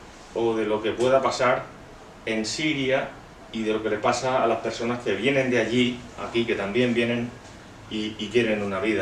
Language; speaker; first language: Spanish; native; Spanish